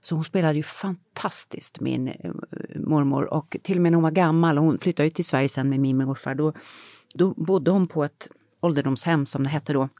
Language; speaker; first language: Swedish; native; Swedish